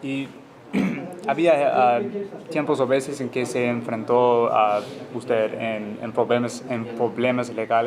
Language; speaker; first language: Spanish; non-native, learner; English